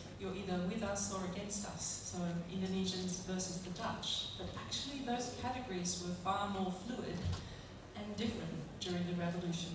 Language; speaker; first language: English; native; English